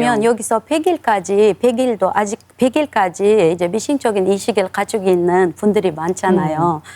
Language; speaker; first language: Korean; non-native, fluent; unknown